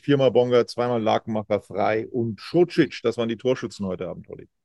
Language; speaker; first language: German; native; German